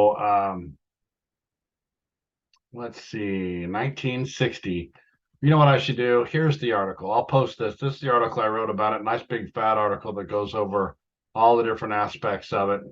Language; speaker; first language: English; native; English